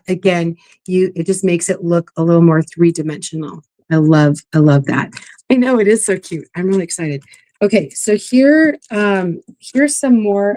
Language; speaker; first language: English; native; English